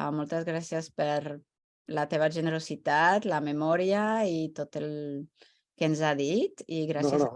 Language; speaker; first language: Catalan; non-native, fluent; French